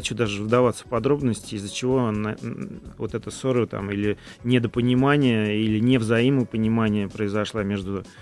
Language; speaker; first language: Russian; native; Russian